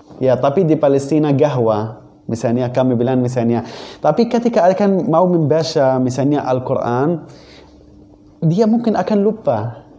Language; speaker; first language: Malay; non-native, fluent; Arabic